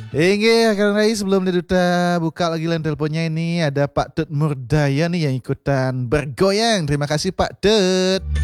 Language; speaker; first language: Indonesian; non-native, local second language; Balinese